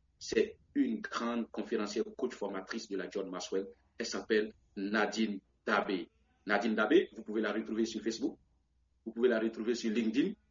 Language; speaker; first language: French; non-native, local second language; Baoulé